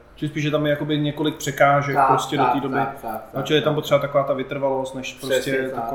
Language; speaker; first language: Czech; native; Czech